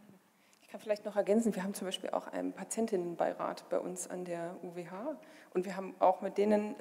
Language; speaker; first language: German; native; German